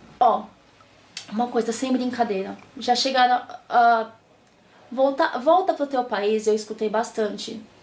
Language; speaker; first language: Portuguese; native; Portuguese